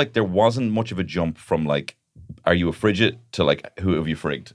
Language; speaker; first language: English; native; English